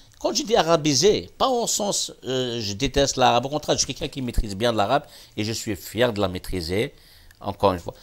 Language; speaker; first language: French; non-native, local second language; Kabyle